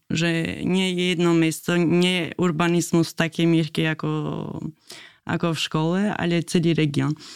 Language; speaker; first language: Slovak; non-native, fluent; Albanian